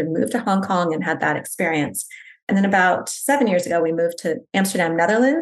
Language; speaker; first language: English; native; English